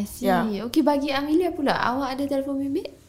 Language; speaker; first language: Malay; native; Malay